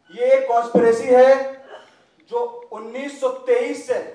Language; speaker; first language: Hindi; native; Hindi